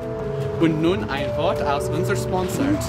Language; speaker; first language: German; non-native, learner; English